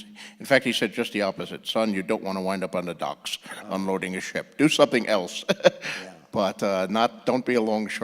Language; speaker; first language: English; native; English